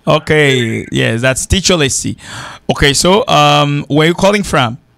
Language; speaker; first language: English; non-native, fluent; Haitian Creole